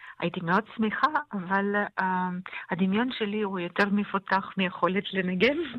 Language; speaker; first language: Hebrew; non-native, fluent; Russian